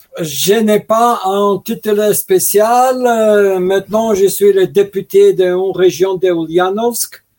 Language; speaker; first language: French; non-native, learner; Russian